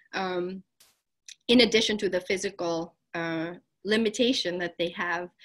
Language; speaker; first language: English; non-native, local second language; Filipino